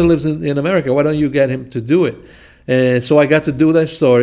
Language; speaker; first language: English; non-native, fluent; Portuguese